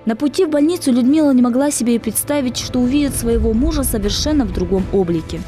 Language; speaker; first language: Russian; native; Russian